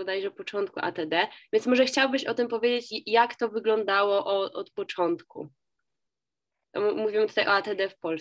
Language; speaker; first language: Polish; non-native, learner; French